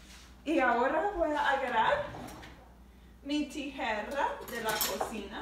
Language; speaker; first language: Spanish; non-native, learner; English